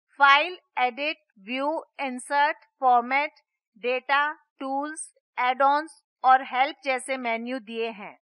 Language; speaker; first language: Hindi; non-native, local second language; Gujarati